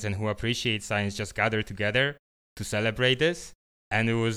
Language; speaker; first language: English; non-native, fluent; Polish